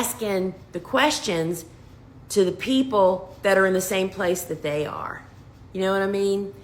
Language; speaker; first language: English; native; English